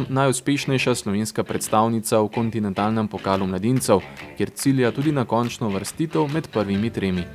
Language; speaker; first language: Slovenian; native; Slovenian